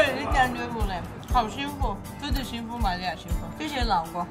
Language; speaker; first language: Chinese; non-native, learner; Armenian